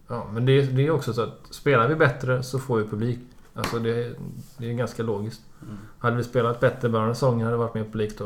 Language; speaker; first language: Swedish; native; Swedish